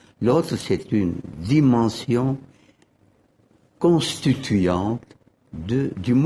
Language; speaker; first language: French; non-native, fluent; Arabic